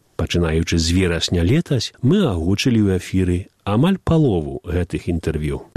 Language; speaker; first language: Belarusian; early bilingual, heritage; Belarusian